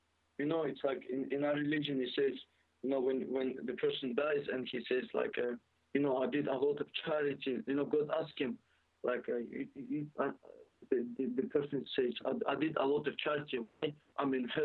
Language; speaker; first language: English; non-native, fluent; Russian